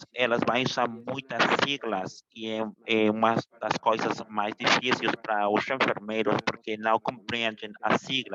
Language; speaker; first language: Portuguese; non-native, fluent; Spanish